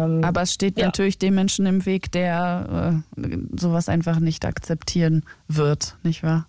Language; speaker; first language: German; native; German